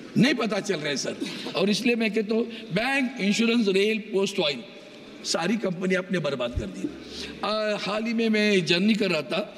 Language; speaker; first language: Hindi; non-native, local second language; Marathi